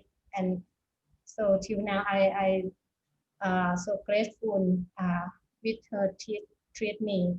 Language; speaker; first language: English; non-native, fluent; Thai